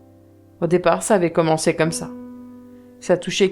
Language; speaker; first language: French; native; French